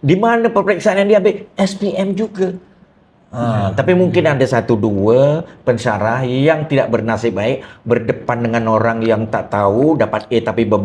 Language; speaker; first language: Malay; native; Malay